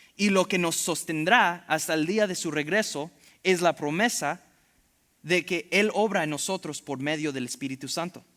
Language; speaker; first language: Spanish; early bilingual, heritage; Spanish